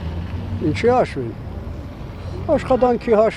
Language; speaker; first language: Armenian; native; Armenian